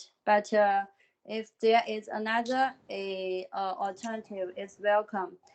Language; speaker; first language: English; non-native, fluent; Chinese